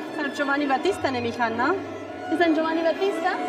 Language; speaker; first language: German; non-native, fluent; Spanish